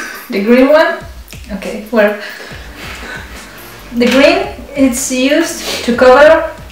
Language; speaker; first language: English; non-native, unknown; Spanish